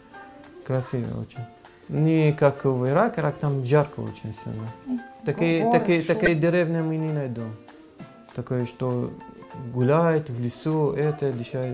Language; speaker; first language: Russian; non-native, learner; Arabic